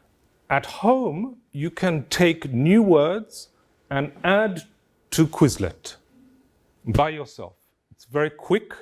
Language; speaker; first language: English; non-native, fluent; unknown